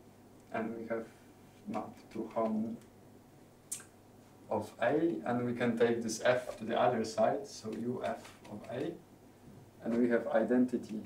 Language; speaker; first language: English; non-native, fluent; Polish